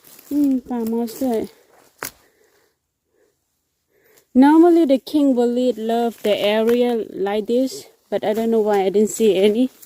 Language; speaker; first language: English; non-native, learner; Thai